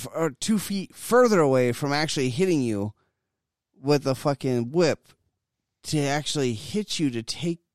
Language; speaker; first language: English; native; English